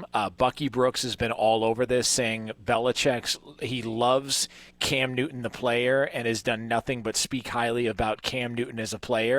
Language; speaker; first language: English; native; English